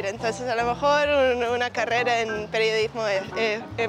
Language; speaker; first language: Spanish; early bilingual, heritage; Spanish